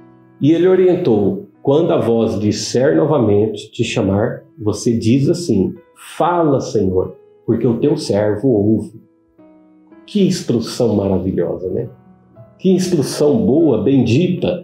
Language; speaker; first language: Portuguese; native; Portuguese